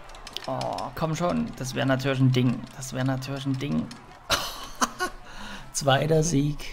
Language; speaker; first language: German; native; German